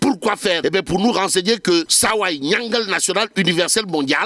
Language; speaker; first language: French; non-native, local second language; Wolof